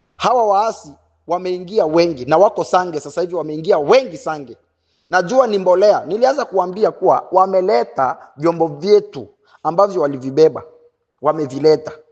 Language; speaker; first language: Swahili; native; Swahili